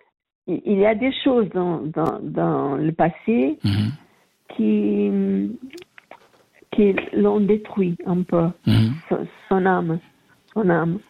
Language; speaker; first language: French; non-native, learner; Portuguese